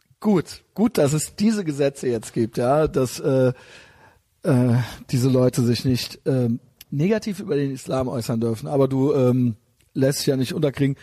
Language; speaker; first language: German; native; German